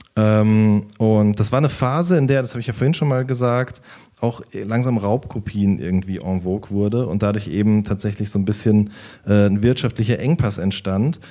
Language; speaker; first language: German; native; German